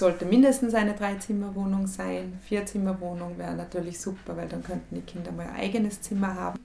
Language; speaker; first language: German; native; German